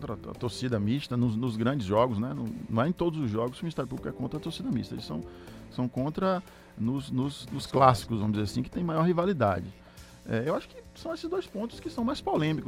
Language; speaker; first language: Portuguese; native; Portuguese